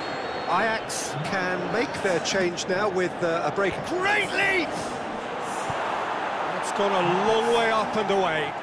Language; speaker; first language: English; native; English